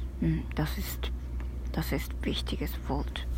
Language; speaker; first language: German; non-native, learner; Japanese